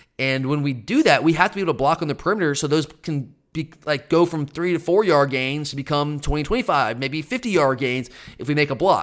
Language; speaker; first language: English; native; English